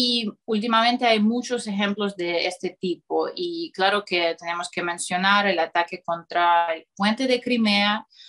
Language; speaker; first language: Spanish; non-native, fluent; Russian